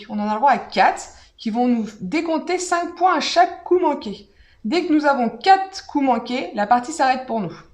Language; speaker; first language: French; native; French